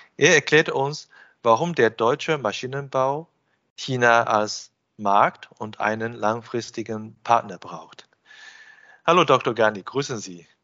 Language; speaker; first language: German; non-native, fluent; Chinese